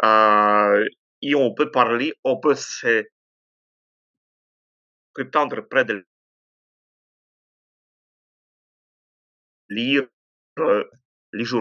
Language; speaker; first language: French; non-native, fluent; Ukrainian